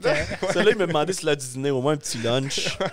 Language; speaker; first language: French; native; French